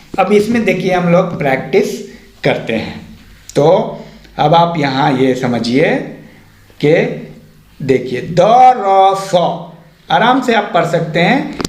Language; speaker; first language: Hindi; native; Hindi